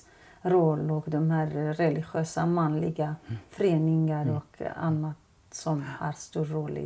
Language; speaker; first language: Swedish; non-native, fluent; Kurdish